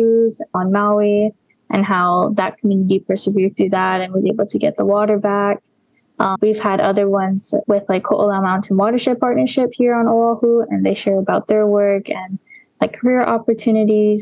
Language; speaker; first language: English; native; English